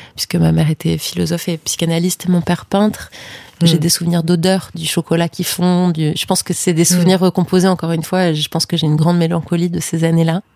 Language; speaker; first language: French; native; French